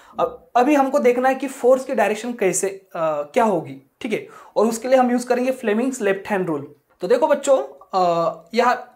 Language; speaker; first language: Hindi; non-native, local second language; Marathi